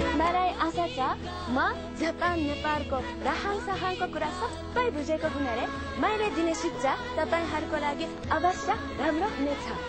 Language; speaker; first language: Nepali; non-native, fluent; Japanese